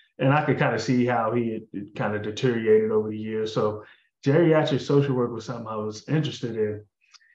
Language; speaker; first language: English; native; English